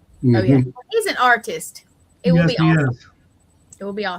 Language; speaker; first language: English; native; English